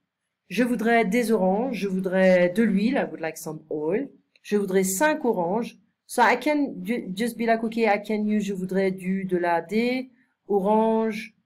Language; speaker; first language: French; non-native, fluent; English